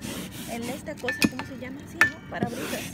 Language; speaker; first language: Spanish; native; Spanish